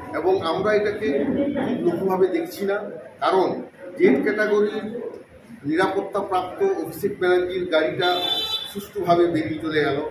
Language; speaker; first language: Bangla; non-native, local second language; Santali